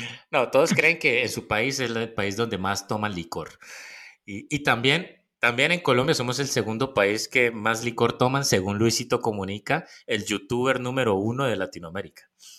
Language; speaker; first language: Spanish; native; Spanish